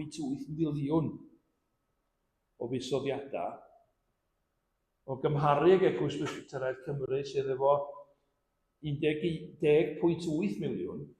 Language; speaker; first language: Welsh; native; Welsh